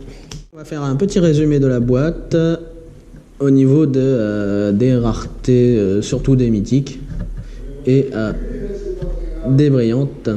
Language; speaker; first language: French; native; French